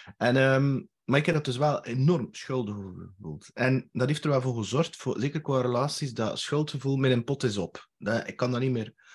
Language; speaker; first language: Dutch; native; Dutch